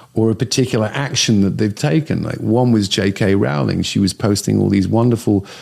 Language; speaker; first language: English; native; English